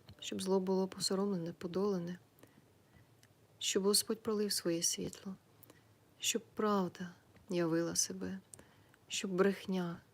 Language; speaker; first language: Ukrainian; native; Ukrainian